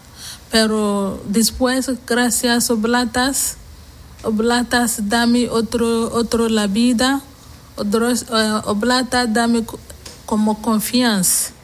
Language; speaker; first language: Spanish; non-native, learner; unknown